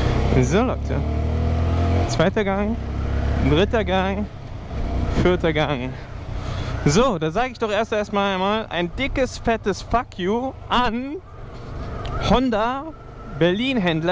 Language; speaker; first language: German; native; German